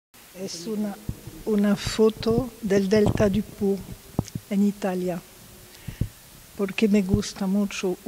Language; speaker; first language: Spanish; non-native, learner; French